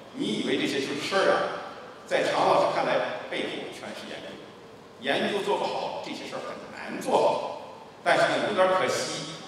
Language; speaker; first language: Chinese; native; Chinese